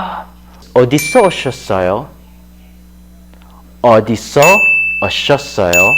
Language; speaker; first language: Korean; non-native, learner; Filipino